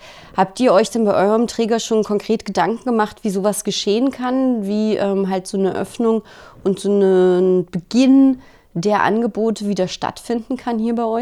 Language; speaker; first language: German; native; German